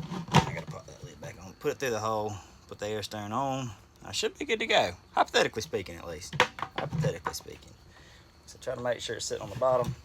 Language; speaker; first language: English; native; English